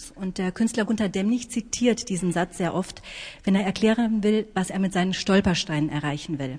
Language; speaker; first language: German; native; German